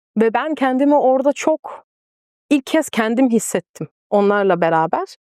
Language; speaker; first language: Turkish; non-native, fluent; Danish